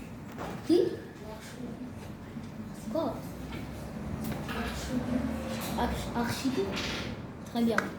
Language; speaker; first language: French; non-native, learner; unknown